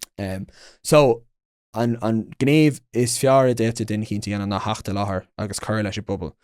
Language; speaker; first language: Irish; non-native, local second language; English